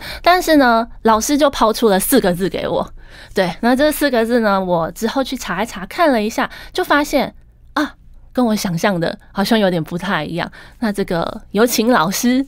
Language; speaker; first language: Chinese; native; Chinese